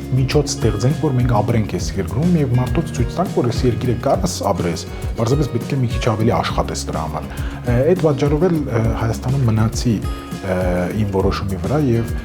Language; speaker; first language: Armenian; early bilingual, heritage; Armenian